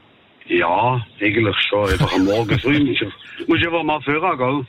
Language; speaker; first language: German; native; German